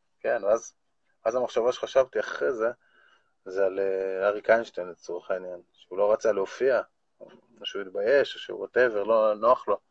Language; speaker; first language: Hebrew; native; Hebrew